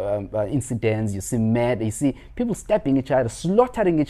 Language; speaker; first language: English; non-native, local second language; Xhosa